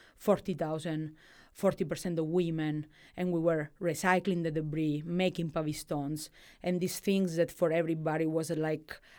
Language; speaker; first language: English; non-native, fluent; Italian